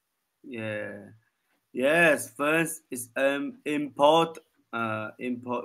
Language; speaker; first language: English; non-native, learner; Chinese